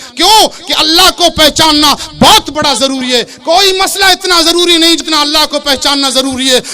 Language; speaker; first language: Urdu; non-native, local second language; Baluchi